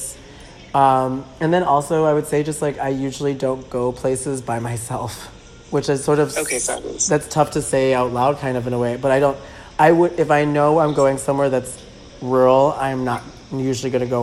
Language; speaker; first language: English; native; English